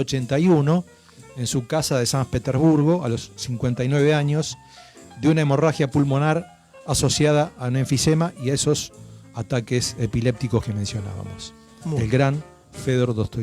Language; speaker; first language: Spanish; native; Spanish